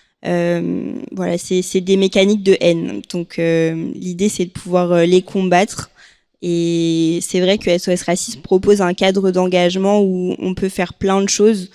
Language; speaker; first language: French; native; French